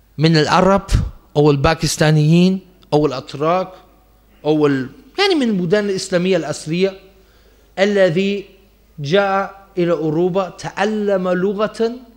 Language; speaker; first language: Arabic; non-native, fluent; German